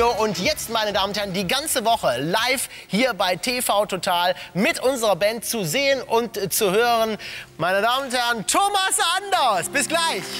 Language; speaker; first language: German; native; German